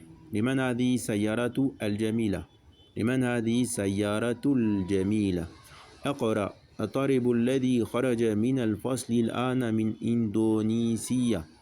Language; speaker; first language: Arabic; non-native, fluent; French